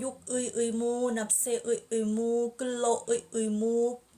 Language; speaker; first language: Korean; non-native, learner; Thai